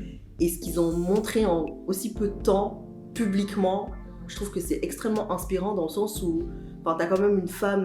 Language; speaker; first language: French; native; French